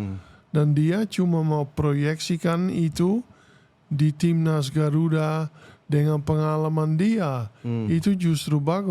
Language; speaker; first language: Indonesian; non-native, fluent; Dutch